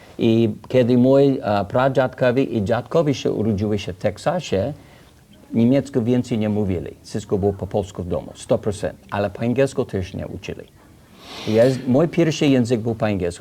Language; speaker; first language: Polish; early bilingual, heritage; English